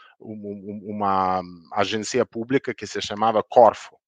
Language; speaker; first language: Portuguese; non-native, learner; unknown